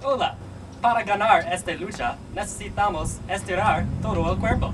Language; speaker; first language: Spanish; non-native, learner; English